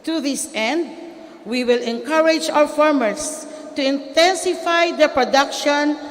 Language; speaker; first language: English; non-native, local second language; Filipino